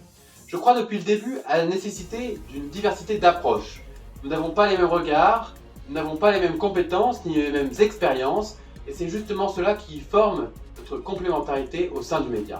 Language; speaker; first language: French; native; French